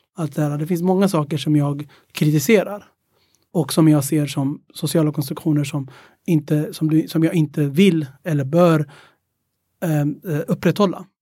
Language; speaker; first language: Swedish; early bilingual, other home language; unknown